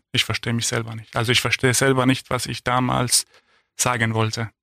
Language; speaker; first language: German; non-native, fluent; Arabic